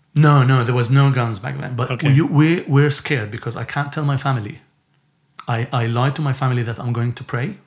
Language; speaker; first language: English; non-native, fluent; Arabic